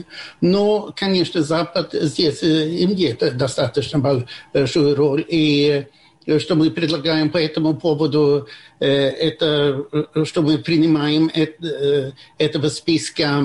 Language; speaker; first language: Russian; non-native, fluent; Swedish